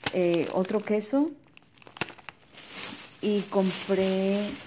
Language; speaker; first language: Spanish; early bilingual, heritage; Spanish